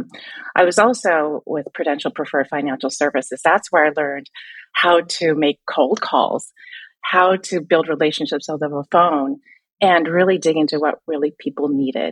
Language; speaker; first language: English; native; English